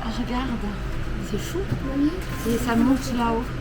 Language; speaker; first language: French; native; French